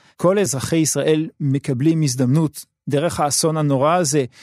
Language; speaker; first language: Hebrew; early bilingual, other home language; French